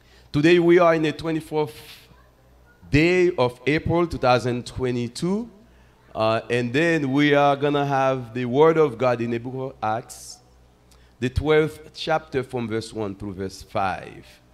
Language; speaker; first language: English; non-native, fluent; Haitian Creole